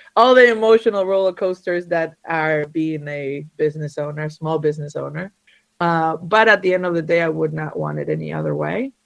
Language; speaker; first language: English; early bilingual, other home language; Spanish